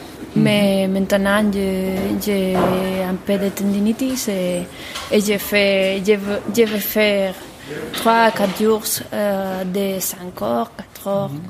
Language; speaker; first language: French; non-native, learner; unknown